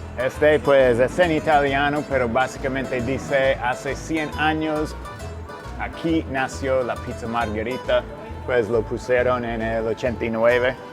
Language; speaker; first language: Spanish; non-native, fluent; English